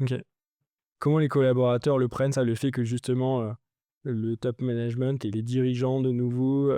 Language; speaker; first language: French; native; French